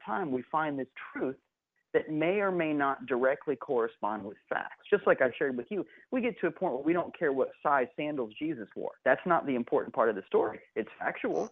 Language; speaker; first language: English; native; English